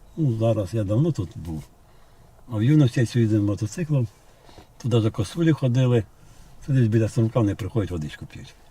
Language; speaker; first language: Ukrainian; non-native, local second language; Russian